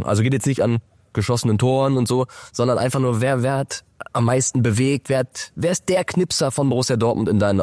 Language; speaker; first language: German; native; German